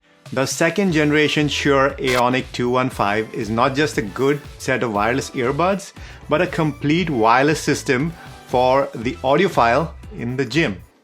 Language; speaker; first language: English; non-native, fluent; Dutch